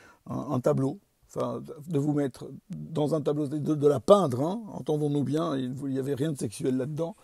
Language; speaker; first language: French; native; French